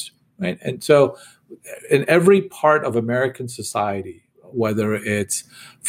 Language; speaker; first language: English; native; English